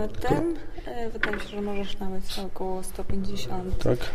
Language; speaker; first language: Polish; native; Polish